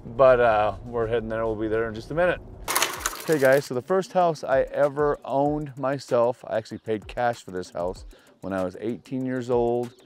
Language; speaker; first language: English; native; English